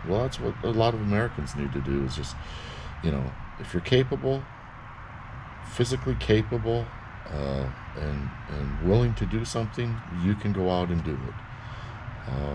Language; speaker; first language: English; native; English